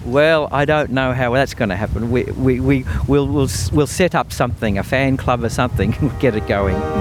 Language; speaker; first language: English; native; English